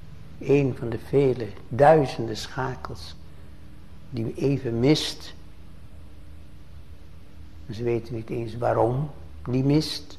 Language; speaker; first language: Dutch; native; Dutch